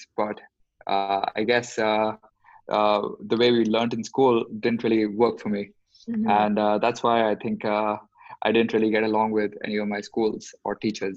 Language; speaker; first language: English; non-native, local second language; Hindi